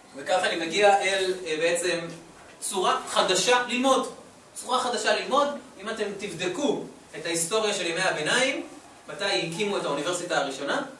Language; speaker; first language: Hebrew; native; Hebrew